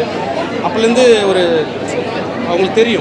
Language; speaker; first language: Tamil; native; Tamil